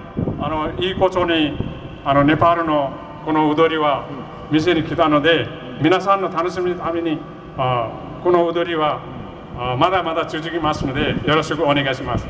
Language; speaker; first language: Japanese; non-native, fluent; Nepali